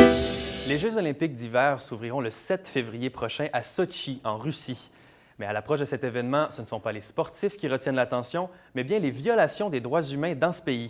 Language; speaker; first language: French; native; French